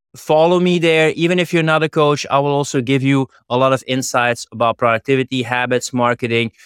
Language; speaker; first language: English; non-native, fluent; Dutch